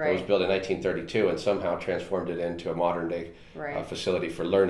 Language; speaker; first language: English; native; English